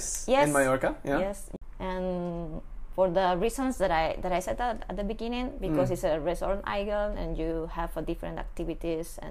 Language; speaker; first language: English; non-native, learner; Spanish